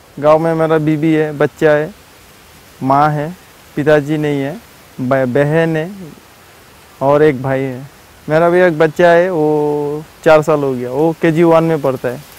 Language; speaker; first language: Hindi; non-native, local second language; Bangla